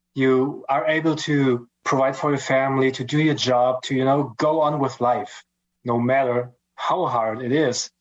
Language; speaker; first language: English; non-native, fluent; German